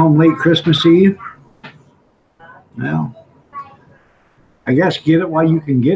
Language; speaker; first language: English; native; English